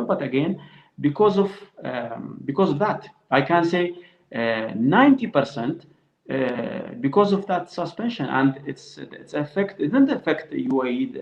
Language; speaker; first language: English; non-native, fluent; Arabic